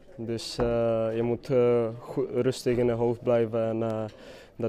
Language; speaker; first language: Dutch; non-native, fluent; Czech